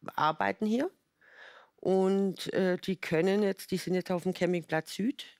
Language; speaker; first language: German; native; German